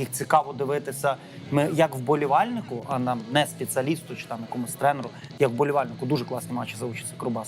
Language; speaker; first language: Ukrainian; native; Ukrainian